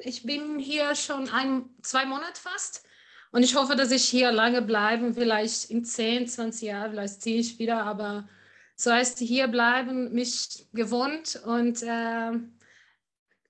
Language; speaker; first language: German; non-native, learner; Portuguese